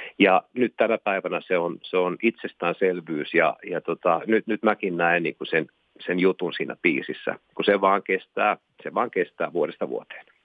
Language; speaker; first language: Finnish; non-native, local second language; Swedish